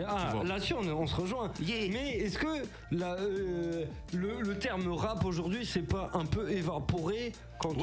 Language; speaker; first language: French; native; French